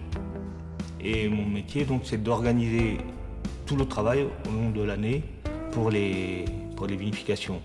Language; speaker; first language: French; native; French